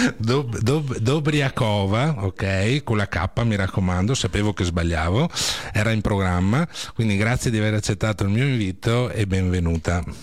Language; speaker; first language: Italian; native; Italian